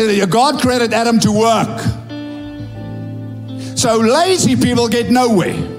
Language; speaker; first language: English; non-native, local second language; Afrikaans